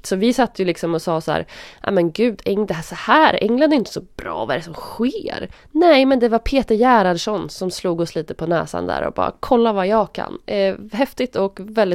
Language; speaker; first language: Swedish; native; Swedish